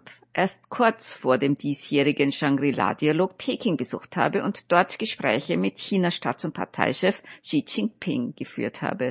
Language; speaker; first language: German; native; German